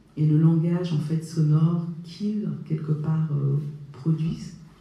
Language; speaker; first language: French; native; French